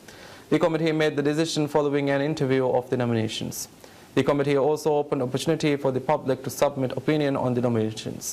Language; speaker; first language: English; non-native, local second language; Divehi